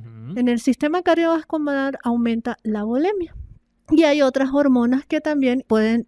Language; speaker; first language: Spanish; native; Spanish